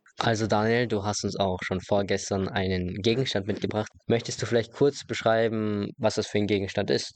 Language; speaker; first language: German; native; German